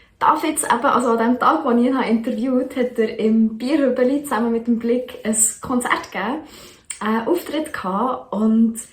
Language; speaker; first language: German; native; German